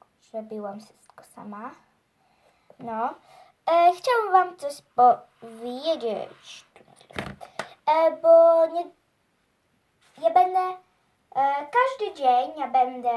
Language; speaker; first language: Polish; early bilingual, heritage; Polish